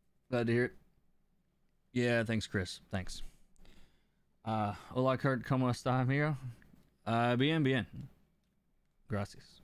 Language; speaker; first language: Spanish; non-native, learner; English